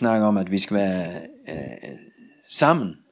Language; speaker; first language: Danish; non-native, learner; Russian